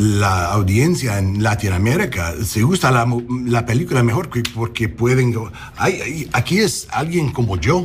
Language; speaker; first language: Spanish; non-native, learner; English